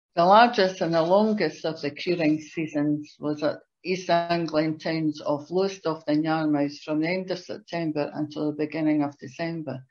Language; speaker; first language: English; native; English